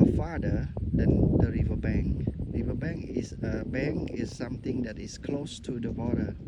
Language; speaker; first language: English; non-native, fluent; Khmer